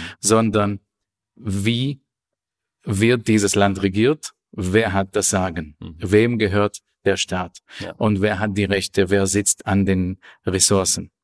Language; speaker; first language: German; non-native, fluent; Hebrew